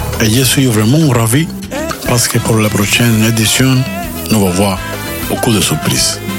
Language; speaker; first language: French; non-native, learner; Spanish